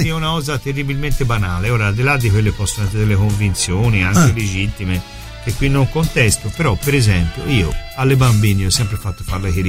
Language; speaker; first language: Italian; native; Italian